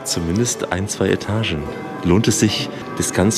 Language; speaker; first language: German; native; German